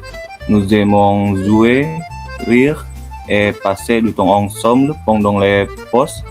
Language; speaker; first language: French; non-native, learner; Indonesian